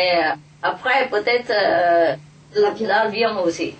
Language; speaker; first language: French; non-native, fluent; Vietnamese